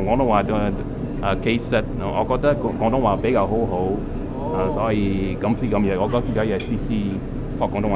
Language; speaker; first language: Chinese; non-native, fluent; English